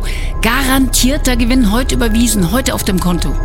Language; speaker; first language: German; native; German